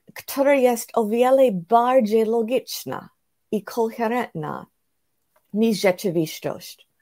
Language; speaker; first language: Polish; non-native, fluent; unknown